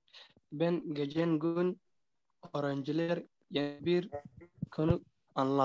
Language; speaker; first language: Turkish; non-native, learner; Somali